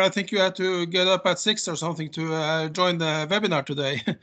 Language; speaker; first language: English; non-native, fluent; Norwegian